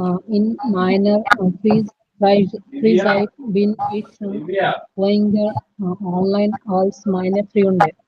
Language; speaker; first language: English; non-native, local second language; Hindi